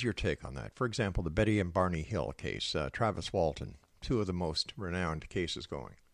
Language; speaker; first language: English; native; English